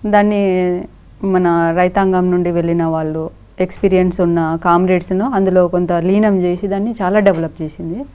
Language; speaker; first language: Telugu; native; Telugu